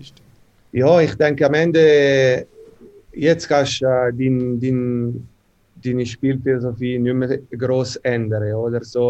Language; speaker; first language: German; non-native, local second language; Italian